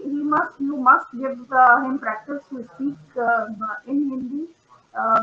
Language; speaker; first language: English; non-native, local second language; Hindi